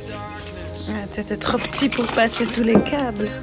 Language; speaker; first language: French; native; French